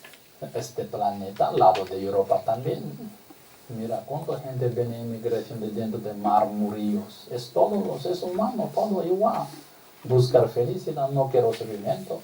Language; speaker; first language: Spanish; non-native, learner; Tibetan